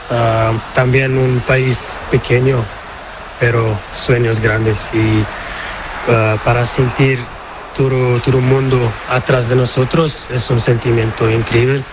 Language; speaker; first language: Spanish; non-native, learner; Portuguese